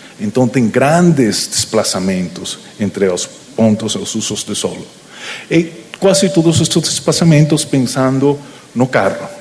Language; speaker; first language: Portuguese; non-native, learner; Spanish